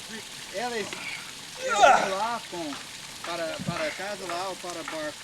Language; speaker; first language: Portuguese; non-native, learner; English